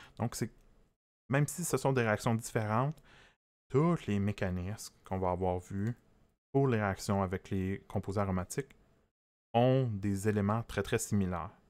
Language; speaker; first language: French; native; French